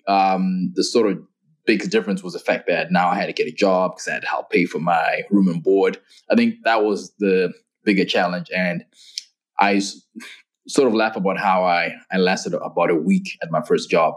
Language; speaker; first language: English; non-native, local second language; Shona